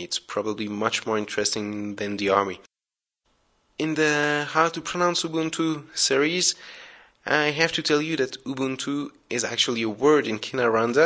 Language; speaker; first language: English; non-native, fluent; French